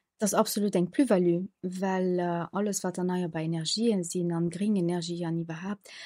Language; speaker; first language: Luxembourgish; early bilingual, other home language; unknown